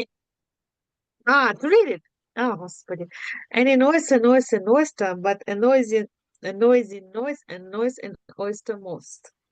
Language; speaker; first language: English; non-native, learner; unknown